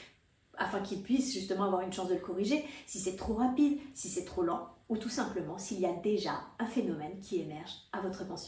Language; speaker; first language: French; native; French